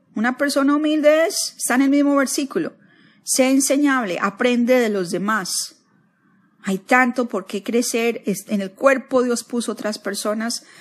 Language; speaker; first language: Spanish; native; Spanish